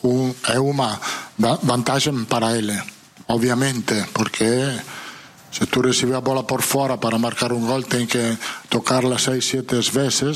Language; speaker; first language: Portuguese; non-native, fluent; Italian